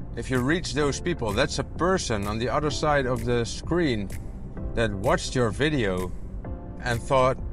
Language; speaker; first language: English; non-native, fluent; Dutch